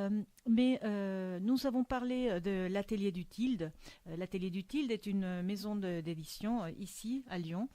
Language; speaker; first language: French; non-native, fluent; Spanish